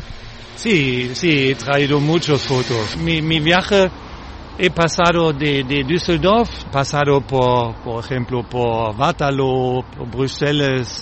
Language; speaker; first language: Spanish; non-native, learner; German